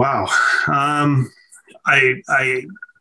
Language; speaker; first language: English; native; English